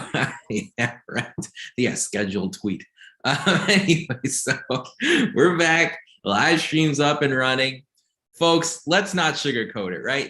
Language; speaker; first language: English; native; English